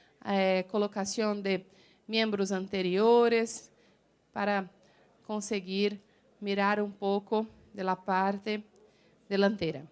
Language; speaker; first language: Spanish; non-native, fluent; Portuguese